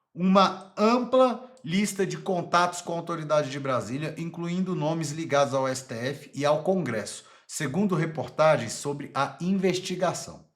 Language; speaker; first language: Portuguese; native; Portuguese